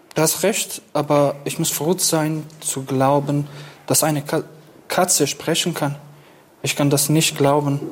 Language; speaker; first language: German; non-native, learner; Kurdish